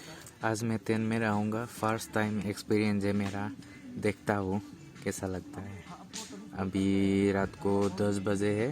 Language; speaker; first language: Hindi; non-native, local second language; Assamese